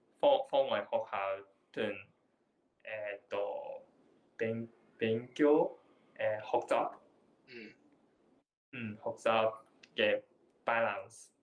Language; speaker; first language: Chinese; non-native, learner; Japanese